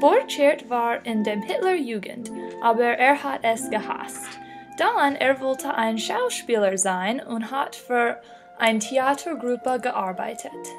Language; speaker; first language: German; non-native, learner; English